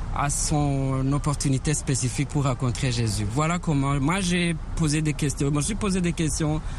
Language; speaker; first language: French; non-native, local second language; Kinyarwanda